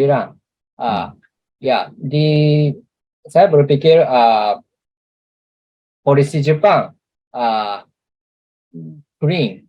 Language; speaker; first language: Indonesian; non-native, learner; Japanese